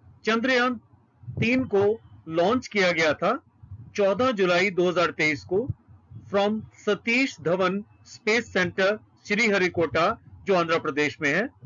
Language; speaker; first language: Hindi; native; Hindi